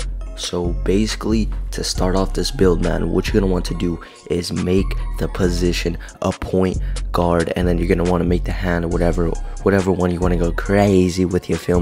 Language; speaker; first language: English; native; English